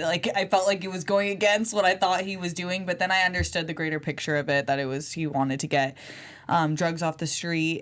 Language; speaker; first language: English; native; English